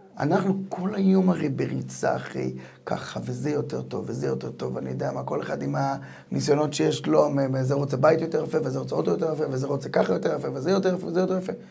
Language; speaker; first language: Hebrew; native; Hebrew